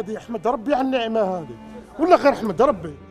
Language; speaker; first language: Arabic; native; Arabic